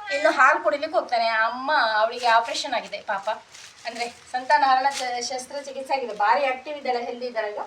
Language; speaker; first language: Kannada; non-native, local second language; Tulu